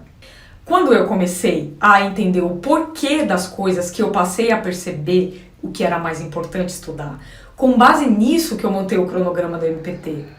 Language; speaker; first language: Portuguese; native; Portuguese